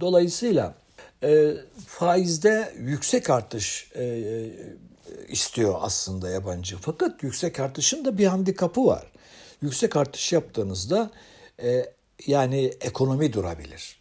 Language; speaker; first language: Turkish; native; Turkish